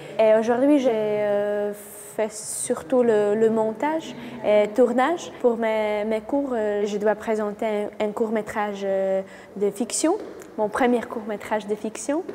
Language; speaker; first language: French; non-native, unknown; Polish